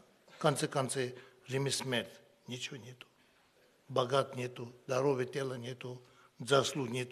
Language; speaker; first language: Russian; non-native, learner; Tibetan